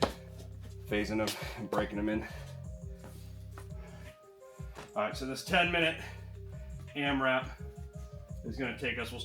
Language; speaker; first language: English; native; English